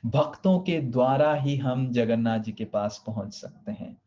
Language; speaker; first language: Hindi; non-native, local second language; Odia